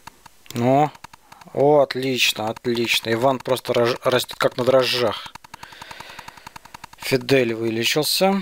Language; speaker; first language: Russian; native; Russian